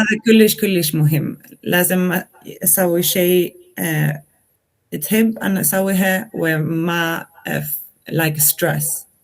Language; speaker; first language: Arabic; non-native, learner; Swedish